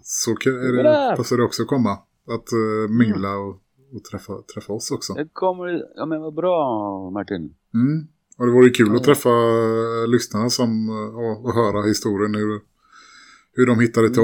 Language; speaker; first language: Swedish; native; Swedish